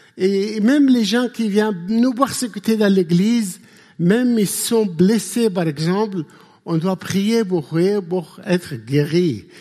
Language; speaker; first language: French; non-native, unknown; Arabic